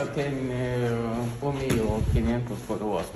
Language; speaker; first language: Portuguese; non-native, learner; Norwegian